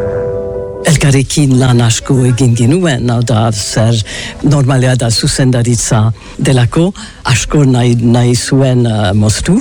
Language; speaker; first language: Basque; non-native, learner; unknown